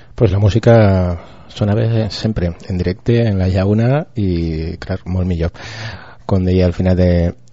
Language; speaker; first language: Spanish; non-native, local second language; Catalan